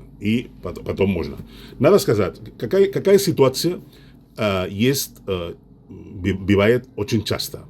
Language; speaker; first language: Russian; non-native, fluent; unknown